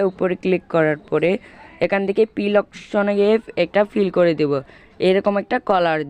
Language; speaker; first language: Bangla; native; Bangla